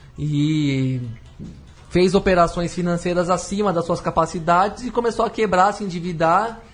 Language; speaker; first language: Portuguese; native; Portuguese